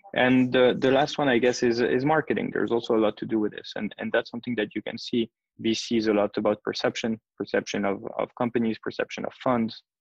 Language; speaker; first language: English; non-native, fluent; French